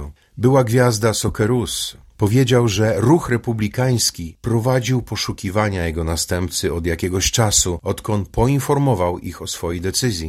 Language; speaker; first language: Polish; native; Polish